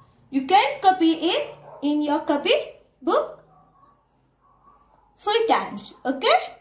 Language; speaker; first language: English; non-native, local second language; Morisyen